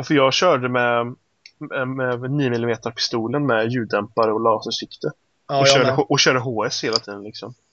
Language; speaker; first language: Swedish; native; Swedish